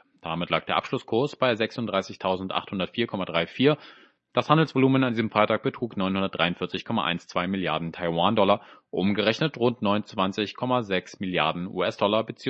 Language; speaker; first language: German; native; German